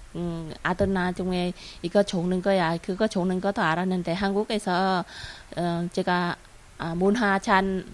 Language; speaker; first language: Korean; non-native, fluent; Vietnamese